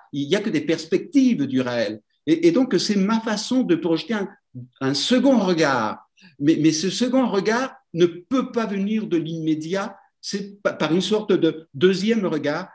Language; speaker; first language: French; non-native, fluent; Spanish